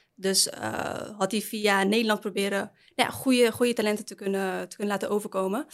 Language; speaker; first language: Dutch; early bilingual, other home language; Arabic